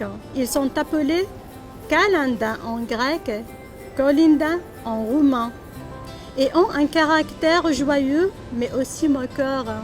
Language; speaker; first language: French; non-native, local second language; Arabic